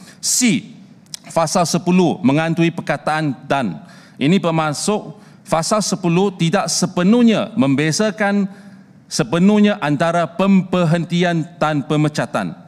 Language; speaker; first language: Malay; non-native, local second language; Chinese